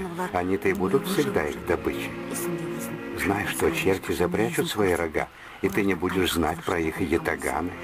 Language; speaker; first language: Russian; native; Russian